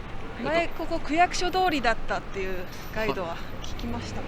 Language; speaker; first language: Japanese; native; Japanese